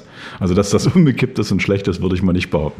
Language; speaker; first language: German; native; German